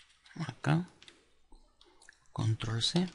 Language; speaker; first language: Spanish; native; Spanish